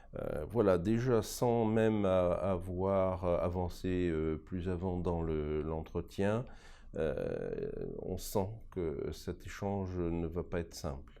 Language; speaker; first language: French; native; French